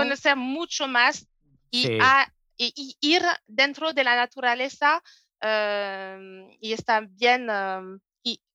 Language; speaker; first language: Spanish; non-native, learner; French